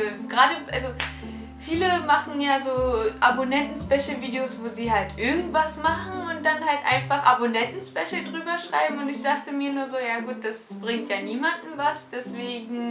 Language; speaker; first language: German; native; German